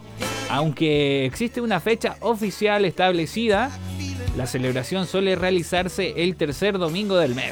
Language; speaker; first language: Spanish; native; Spanish